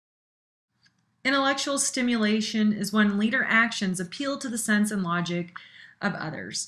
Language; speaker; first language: English; native; English